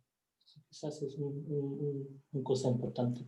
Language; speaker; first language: Spanish; non-native, fluent; German